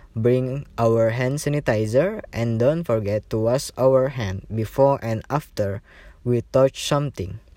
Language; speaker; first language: English; non-native, learner; Indonesian